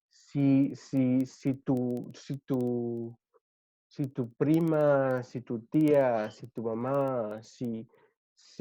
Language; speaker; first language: Spanish; early bilingual, other home language; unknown